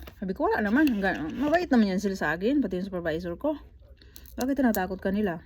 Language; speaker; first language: Filipino; native; Filipino